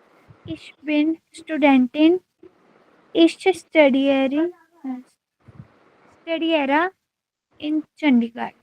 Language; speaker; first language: German; non-native, learner; Hindi